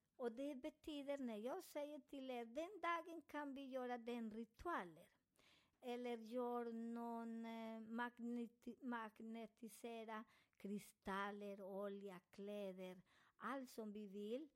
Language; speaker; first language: Swedish; non-native, learner; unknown